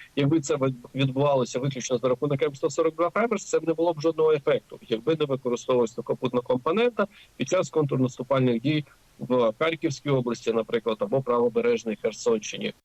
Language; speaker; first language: Ukrainian; native; Ukrainian